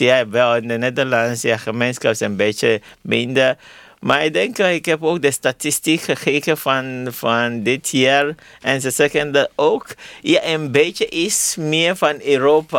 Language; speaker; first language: Dutch; non-native, learner; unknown